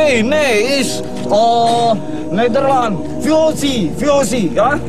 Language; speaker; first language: Dutch; non-native, learner; Indonesian